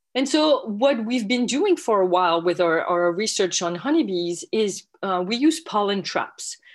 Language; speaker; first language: English; non-native, fluent; French